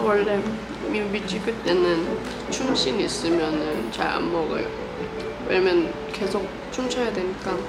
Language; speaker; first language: Korean; non-native, fluent; Thai